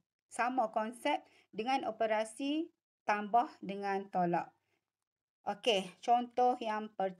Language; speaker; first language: Malay; native; Malay